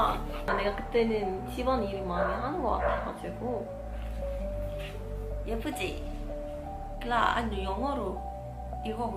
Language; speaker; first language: Korean; non-native, fluent; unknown